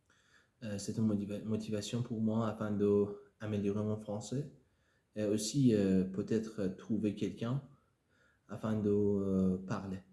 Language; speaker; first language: French; non-native, fluent; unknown